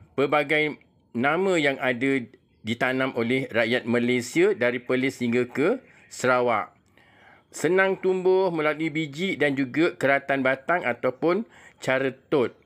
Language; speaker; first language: Malay; native; Malay